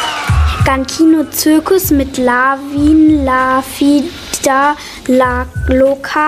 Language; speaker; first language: German; native; German